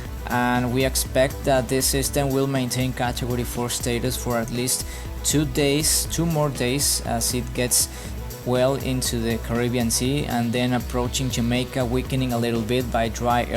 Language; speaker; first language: English; non-native, fluent; Spanish